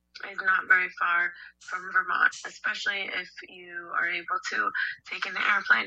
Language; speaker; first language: English; native; English